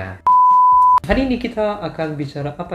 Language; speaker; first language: Indonesian; non-native, learner; Korean